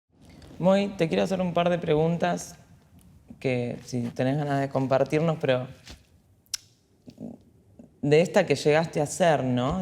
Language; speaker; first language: Spanish; native; Spanish